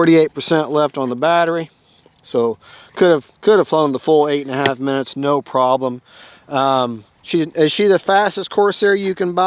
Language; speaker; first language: English; native; English